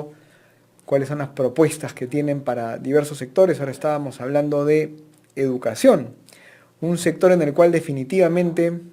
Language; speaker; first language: Spanish; native; Spanish